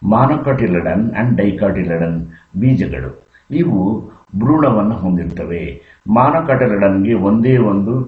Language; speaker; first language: Kannada; native; Kannada